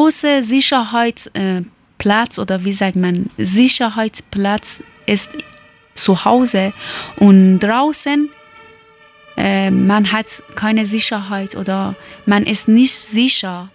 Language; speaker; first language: German; non-native, learner; Persian